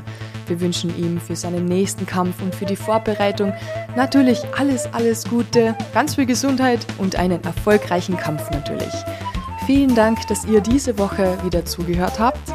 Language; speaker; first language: German; native; German